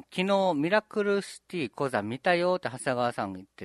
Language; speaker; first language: Japanese; native; Japanese